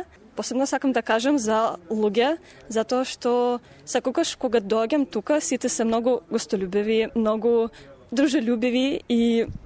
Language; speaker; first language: Macedonian; non-native, fluent; Russian